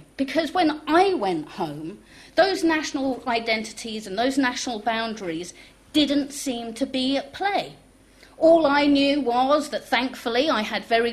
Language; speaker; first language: English; non-native, local second language; French